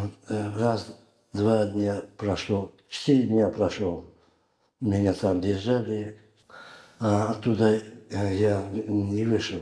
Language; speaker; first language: Russian; non-native, learner; Uzbek